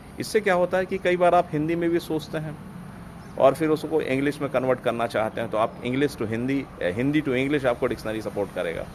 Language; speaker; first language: Hindi; native; Hindi